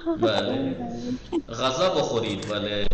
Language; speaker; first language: Persian; non-native, fluent; Urdu